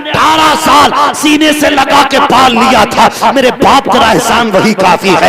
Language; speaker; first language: Hindi; native; Hindi